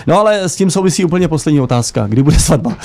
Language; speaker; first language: Czech; native; Czech